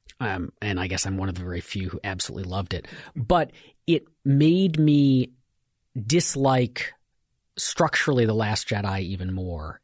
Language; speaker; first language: English; native; English